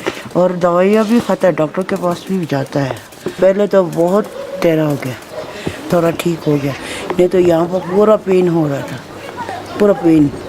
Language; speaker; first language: Hindi; non-native, local second language; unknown